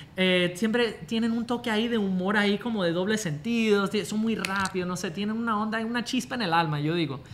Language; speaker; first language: Spanish; non-native, fluent; English